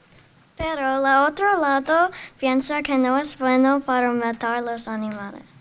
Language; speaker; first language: Spanish; non-native, learner; English